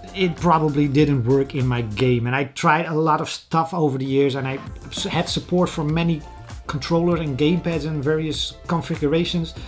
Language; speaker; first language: English; non-native, fluent; Dutch